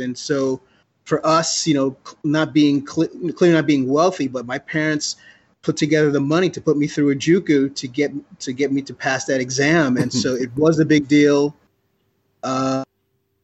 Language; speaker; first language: English; native; English